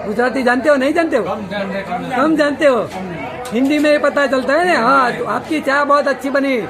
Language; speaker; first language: Hindi; non-native, local second language; Gujarati